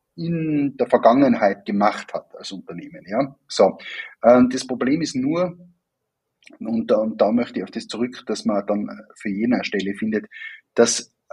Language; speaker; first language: German; native; German